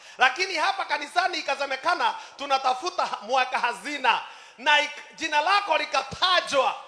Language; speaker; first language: Swahili; non-native, local second language; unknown